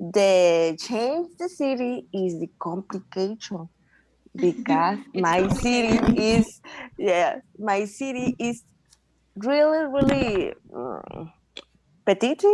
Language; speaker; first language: English; non-native, learner; Spanish